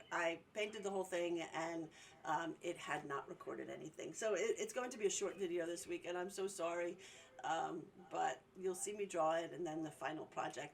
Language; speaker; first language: English; native; English